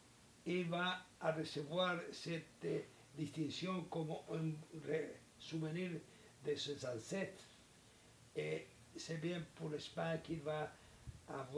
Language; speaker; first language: French; non-native, learner; Spanish